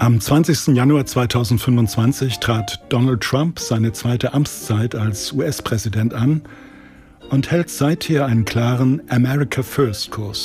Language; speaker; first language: German; native; German